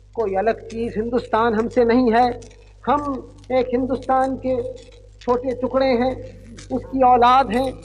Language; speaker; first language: Hindi; native; Hindi